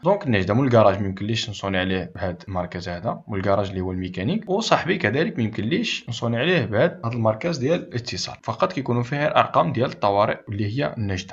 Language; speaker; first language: Arabic; native; Arabic